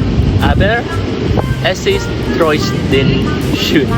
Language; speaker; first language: German; non-native, learner; Filipino